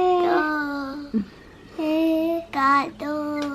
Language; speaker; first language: French; early bilingual, heritage; French